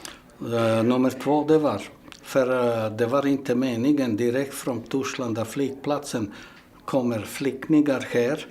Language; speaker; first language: Swedish; non-native, fluent; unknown